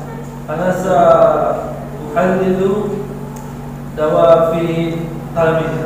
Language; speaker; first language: Arabic; non-native, learner; Indonesian